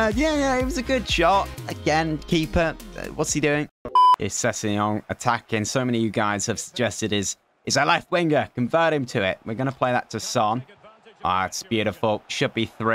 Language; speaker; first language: English; native; English